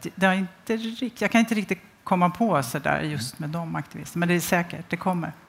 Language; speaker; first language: Swedish; native; Swedish